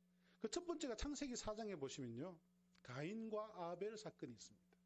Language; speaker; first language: Korean; native; Korean